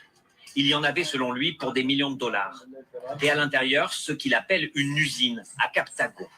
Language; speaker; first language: French; native; French